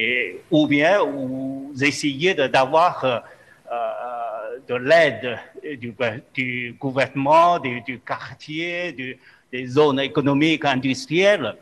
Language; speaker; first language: French; non-native, fluent; Chinese